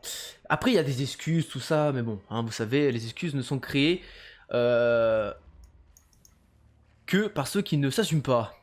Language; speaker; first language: French; native; French